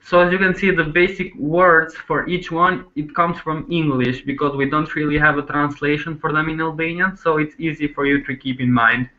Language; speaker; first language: English; non-native, fluent; Albanian